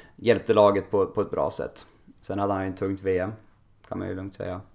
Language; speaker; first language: Swedish; native; Swedish